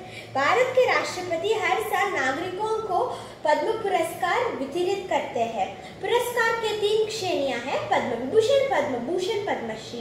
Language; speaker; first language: Hindi; non-native, local second language; Tamil